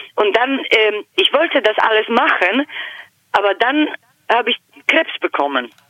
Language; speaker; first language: German; non-native, fluent; Polish